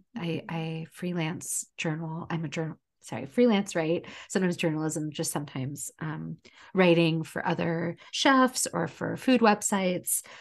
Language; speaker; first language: English; native; English